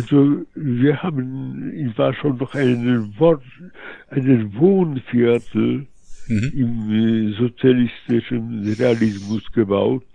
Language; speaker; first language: German; early bilingual, heritage; Polish